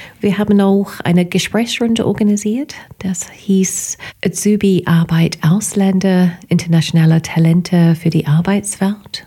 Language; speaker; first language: German; non-native, fluent; English